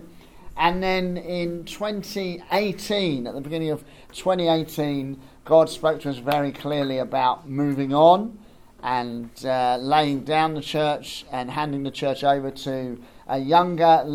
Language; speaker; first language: English; native; English